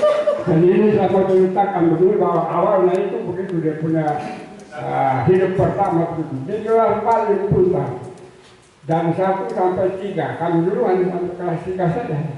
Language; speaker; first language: Indonesian; non-native, local second language; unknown